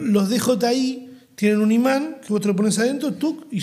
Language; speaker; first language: Spanish; native; Spanish